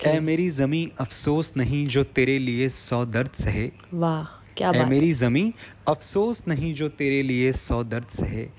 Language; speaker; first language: Hindi; native; Hindi